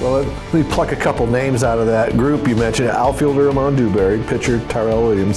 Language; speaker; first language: English; native; English